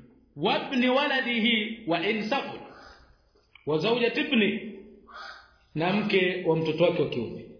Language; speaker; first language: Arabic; non-native, fluent; Swahili